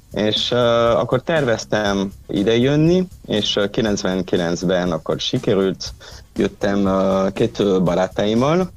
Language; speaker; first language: Hungarian; non-native, fluent; French